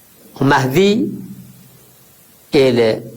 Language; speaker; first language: Portuguese; non-native, fluent; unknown